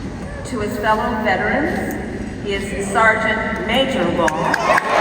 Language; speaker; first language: English; native; English